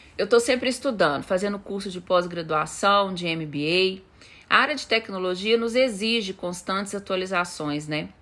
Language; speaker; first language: Portuguese; native; Portuguese